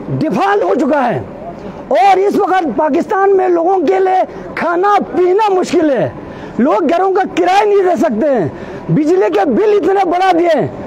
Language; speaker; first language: Urdu; non-native, local second language; Balti